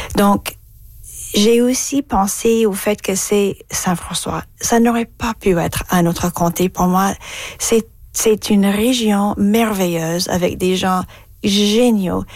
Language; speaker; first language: French; non-native, fluent; English